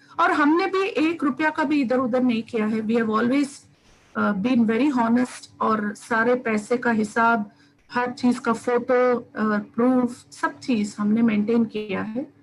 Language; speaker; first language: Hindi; non-native, local second language; Tamil